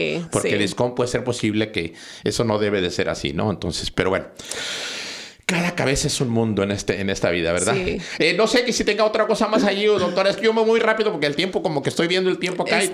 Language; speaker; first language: Spanish; native; Spanish